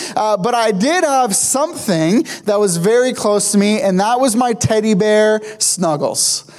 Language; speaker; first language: English; native; English